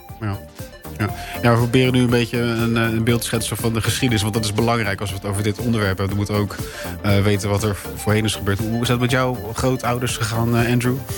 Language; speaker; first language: Dutch; native; Dutch